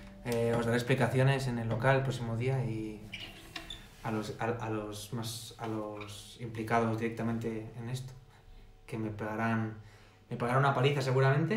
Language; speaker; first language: Spanish; native; Spanish